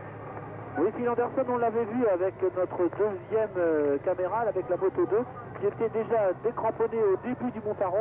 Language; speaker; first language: French; native; French